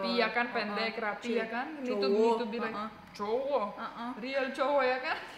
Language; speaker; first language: Indonesian; non-native, fluent; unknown